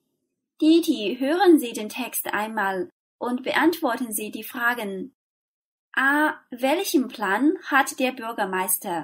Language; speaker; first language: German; non-native, fluent; Chinese